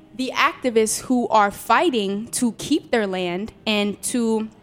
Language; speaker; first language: English; native; English